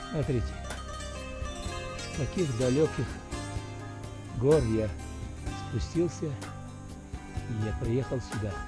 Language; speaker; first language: Russian; non-native, local second language; Uzbek